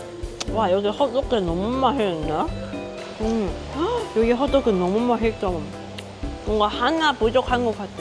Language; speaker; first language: Korean; non-native, fluent; Cantonese